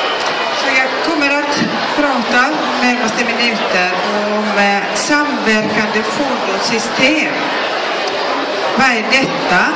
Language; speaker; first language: Swedish; non-native, fluent; Greek